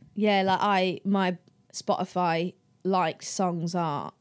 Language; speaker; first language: English; native; English